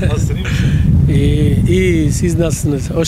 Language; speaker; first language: Turkish; non-native, learner; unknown